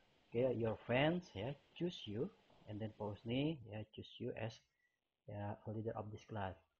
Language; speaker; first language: English; non-native, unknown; Indonesian